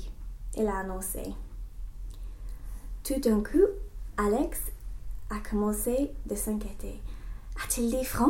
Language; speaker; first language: French; non-native, learner; English